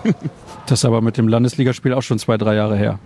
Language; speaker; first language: German; native; German